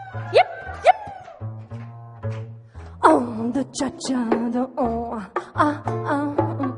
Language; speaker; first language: French; native; French